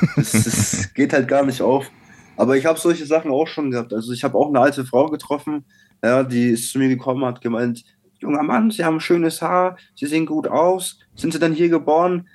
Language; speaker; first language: German; native; German